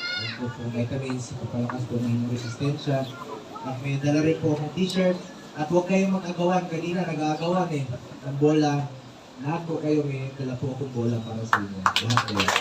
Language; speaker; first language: Filipino; non-native, local second language; Cebuano